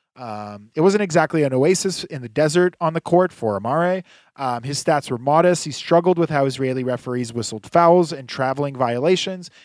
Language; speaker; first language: English; early bilingual, other home language; Hebrew